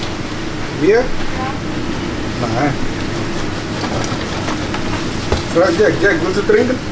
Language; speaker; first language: German; non-native, learner; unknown